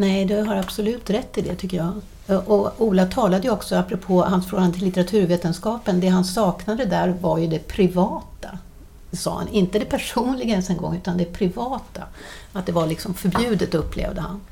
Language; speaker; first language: Swedish; native; Swedish